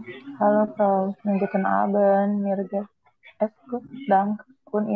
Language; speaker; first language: German; non-native, learner; Indonesian